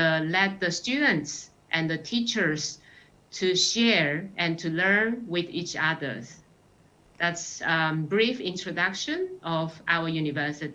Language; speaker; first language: English; non-native, fluent; Chinese